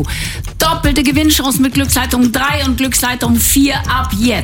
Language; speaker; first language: German; native; German